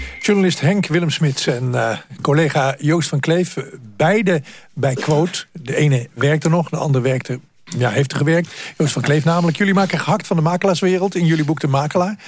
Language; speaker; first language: Dutch; native; Dutch